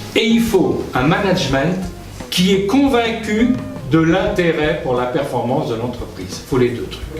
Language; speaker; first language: French; native; French